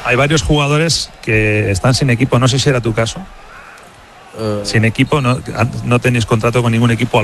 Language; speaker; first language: Spanish; native; Spanish